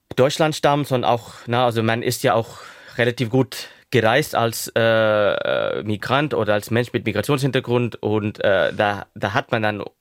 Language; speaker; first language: German; non-native, fluent; Urdu